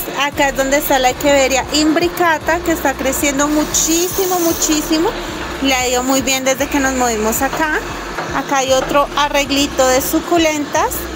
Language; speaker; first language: Spanish; native; Spanish